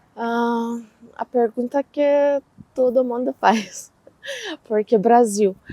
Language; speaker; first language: Portuguese; non-native, fluent; Persian